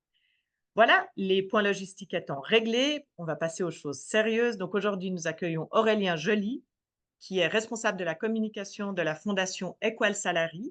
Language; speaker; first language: French; native; French